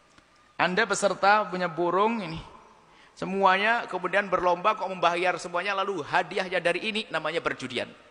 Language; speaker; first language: Indonesian; non-native, local second language; Javanese